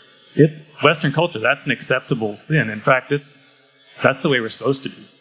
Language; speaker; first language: English; native; English